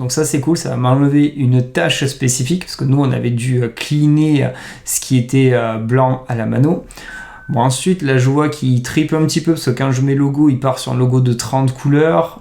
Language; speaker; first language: French; native; French